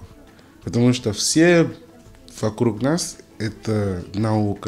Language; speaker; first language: Russian; non-native, learner; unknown